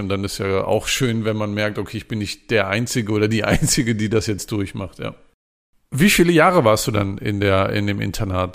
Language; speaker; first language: German; native; German